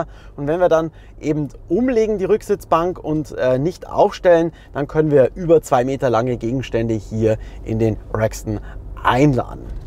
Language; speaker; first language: German; native; German